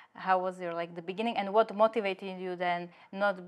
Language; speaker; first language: English; non-native, fluent; Slovak